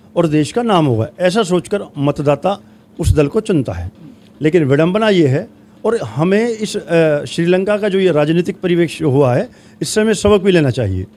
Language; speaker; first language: Hindi; native; Hindi